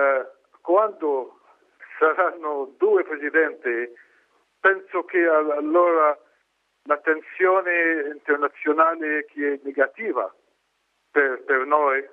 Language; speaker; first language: Italian; non-native, learner; Arabic